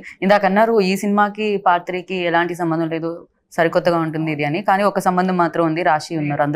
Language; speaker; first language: Telugu; native; Telugu